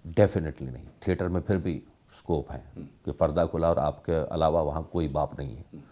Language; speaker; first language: Hindi; native; Hindi